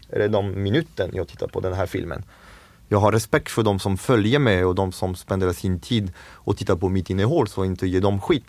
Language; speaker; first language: Swedish; non-native, fluent; French